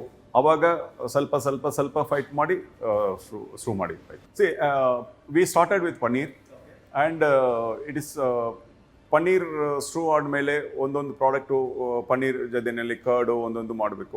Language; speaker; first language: Kannada; non-native, learner; Tamil